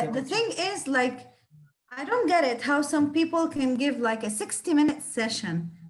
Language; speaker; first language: English; non-native, fluent; Arabic